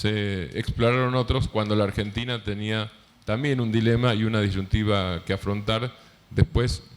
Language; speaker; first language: Spanish; native; Spanish